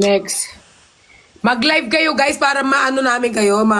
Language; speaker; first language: Filipino; native; Filipino